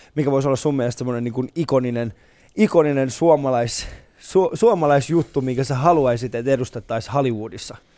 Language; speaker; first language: Finnish; non-native, fluent; Persian